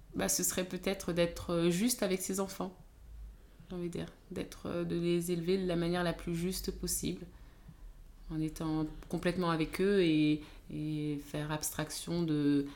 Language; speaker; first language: French; native; French